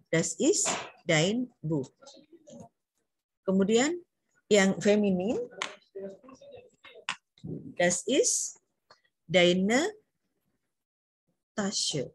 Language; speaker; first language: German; non-native, learner; Indonesian